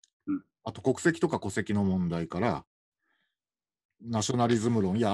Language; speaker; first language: Japanese; native; Japanese